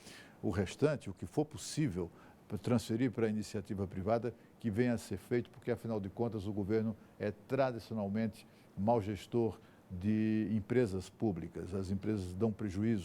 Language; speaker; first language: Portuguese; native; Portuguese